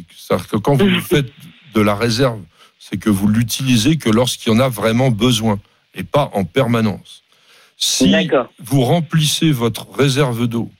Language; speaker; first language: French; native; French